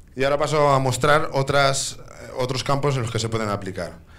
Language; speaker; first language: Spanish; native; Spanish